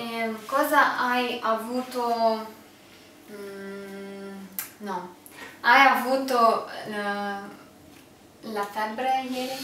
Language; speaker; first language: Italian; non-native, learner; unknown